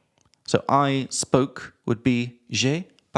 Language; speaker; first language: French; non-native, learner; English